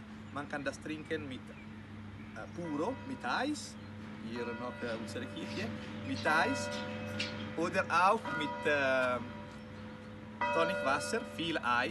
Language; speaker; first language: German; non-native, local second language; Italian